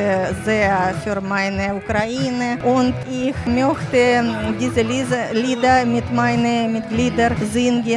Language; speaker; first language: German; non-native, learner; Ukrainian